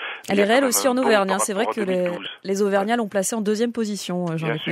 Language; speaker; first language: French; native; French